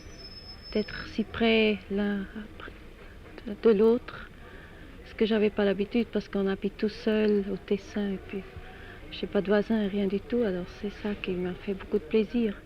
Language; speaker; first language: French; non-native, fluent; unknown